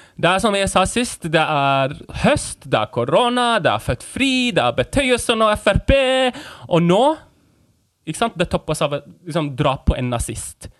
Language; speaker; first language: Norwegian; non-native, fluent; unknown